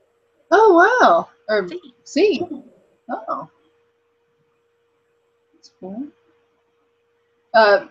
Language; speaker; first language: Spanish; non-native, learner; English